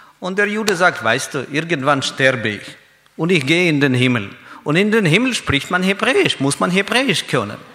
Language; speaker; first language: German; non-native, fluent; Russian